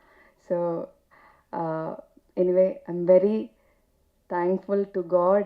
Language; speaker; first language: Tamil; non-native, learner; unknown